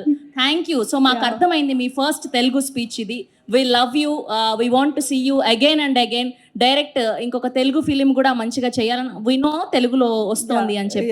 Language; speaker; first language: Telugu; native; Telugu